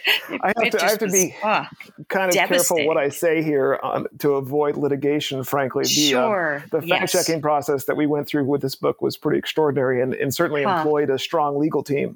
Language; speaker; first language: English; native; English